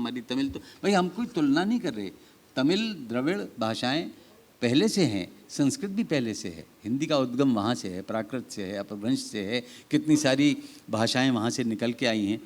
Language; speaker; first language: Hindi; native; Hindi